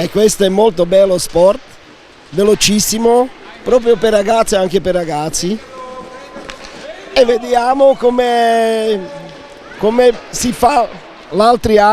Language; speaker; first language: Italian; non-native, learner; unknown